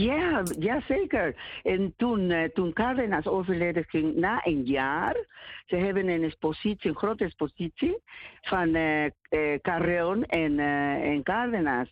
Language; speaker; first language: Dutch; non-native, learner; Spanish